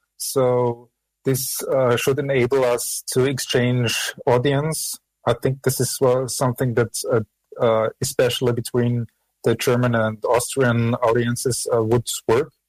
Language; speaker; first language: English; non-native, fluent; German